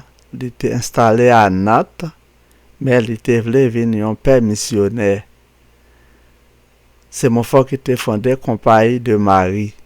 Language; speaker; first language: French; non-native, local second language; Haitian Creole